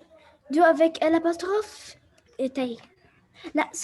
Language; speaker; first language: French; non-native, learner; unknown